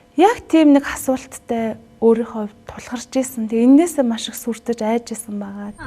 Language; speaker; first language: Mongolian; native; Mongolian